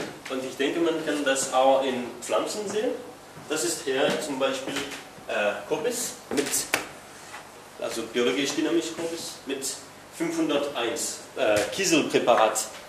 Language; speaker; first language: German; non-native, learner; French